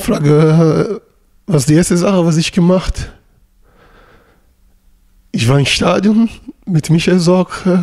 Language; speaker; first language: German; non-native, learner; Portuguese